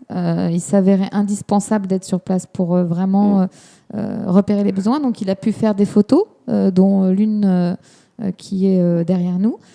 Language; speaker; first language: French; native; French